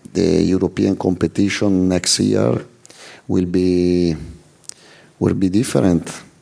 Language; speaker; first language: English; non-native, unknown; Italian